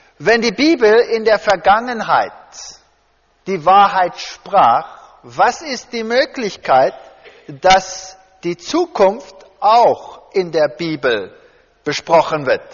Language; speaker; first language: German; early bilingual, heritage; German